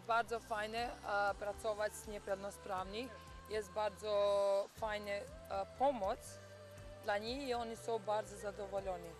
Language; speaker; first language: Polish; non-native, learner; Albanian